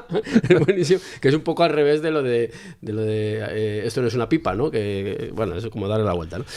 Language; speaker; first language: Spanish; native; Spanish